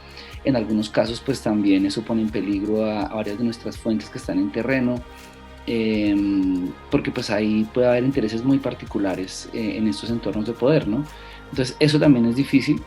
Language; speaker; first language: Spanish; native; Spanish